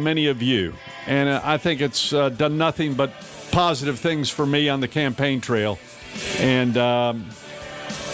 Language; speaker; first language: English; native; English